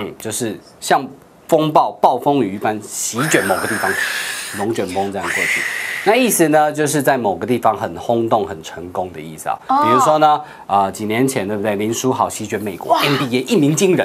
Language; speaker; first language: Chinese; native; Chinese